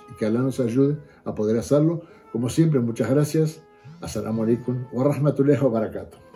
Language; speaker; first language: Spanish; native; Spanish